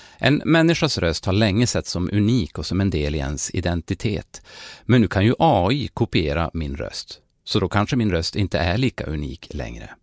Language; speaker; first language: Swedish; native; Swedish